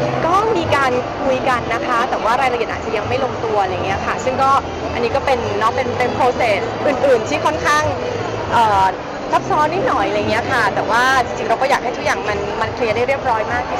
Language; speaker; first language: Thai; native; Thai